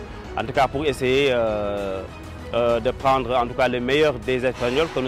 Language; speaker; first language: French; non-native, local second language; Wolof